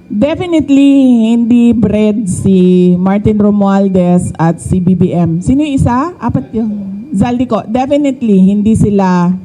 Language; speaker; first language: Filipino; non-native, local second language; Cebuano